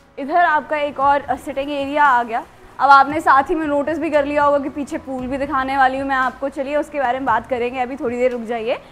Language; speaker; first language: Hindi; native; Hindi